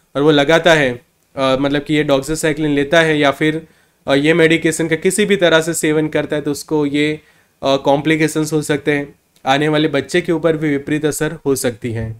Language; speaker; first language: Hindi; non-native, local second language; Gujarati